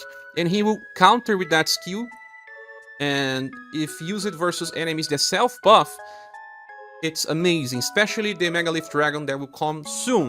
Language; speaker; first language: English; non-native, fluent; Portuguese